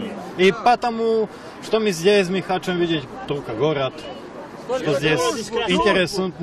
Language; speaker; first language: Russian; non-native, learner; Slovak